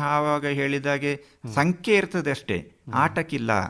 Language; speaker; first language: Kannada; non-native, local second language; Kodava